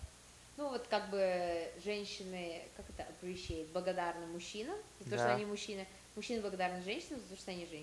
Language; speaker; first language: Russian; native; Russian